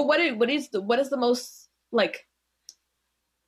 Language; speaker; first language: English; native; English